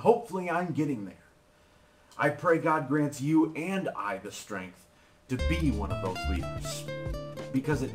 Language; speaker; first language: English; native; English